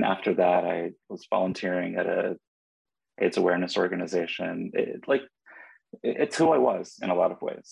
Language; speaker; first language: English; native; English